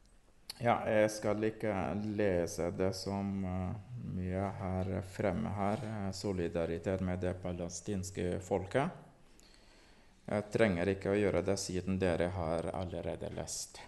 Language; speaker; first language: Norwegian; non-native, fluent; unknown